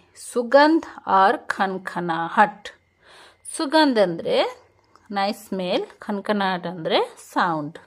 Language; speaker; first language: Kannada; non-native, local second language; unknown